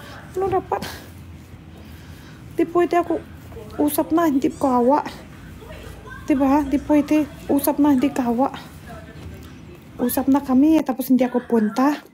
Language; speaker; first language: Filipino; non-native, learner; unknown